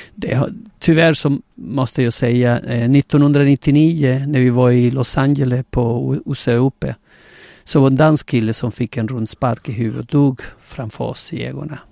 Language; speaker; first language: Swedish; non-native, fluent; Spanish